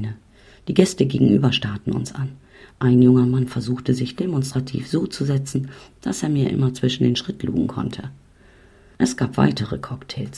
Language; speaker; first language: German; native; German